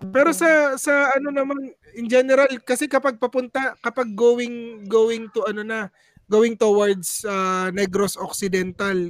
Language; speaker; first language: Filipino; non-native, local second language; Cebuano